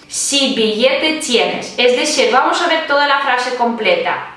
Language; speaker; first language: Spanish; non-native, fluent; Russian